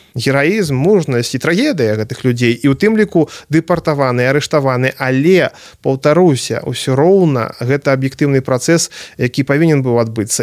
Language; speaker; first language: Belarusian; native; Belarusian